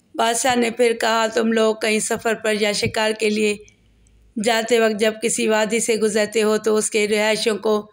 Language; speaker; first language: Urdu; native; Urdu